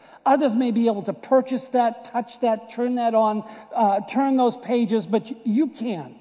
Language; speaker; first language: English; native; English